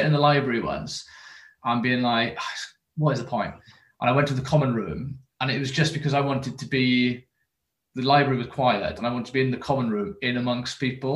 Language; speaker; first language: English; native; English